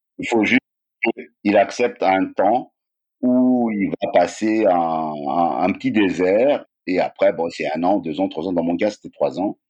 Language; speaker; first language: French; non-native, local second language; Malagasy